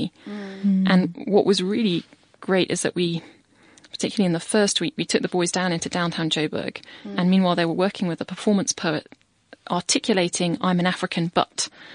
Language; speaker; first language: English; native; English